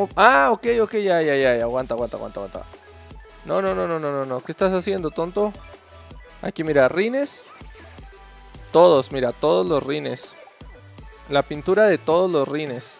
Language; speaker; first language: Spanish; native; Spanish